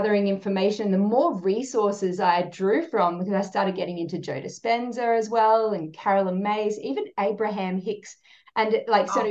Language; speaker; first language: English; native; English